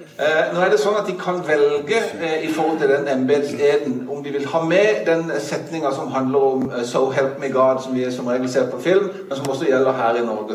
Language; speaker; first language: Norwegian; native; Norwegian